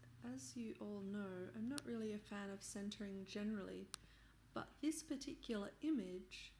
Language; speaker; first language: English; native; English